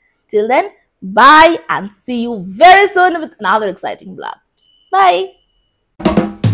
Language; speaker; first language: English; non-native, local second language; Bangla